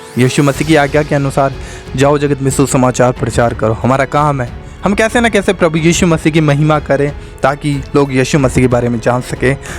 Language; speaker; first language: Hindi; native; Hindi